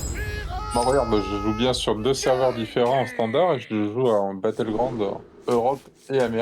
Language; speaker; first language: French; native; French